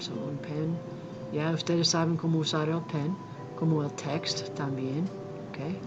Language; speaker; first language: Spanish; non-native, fluent; English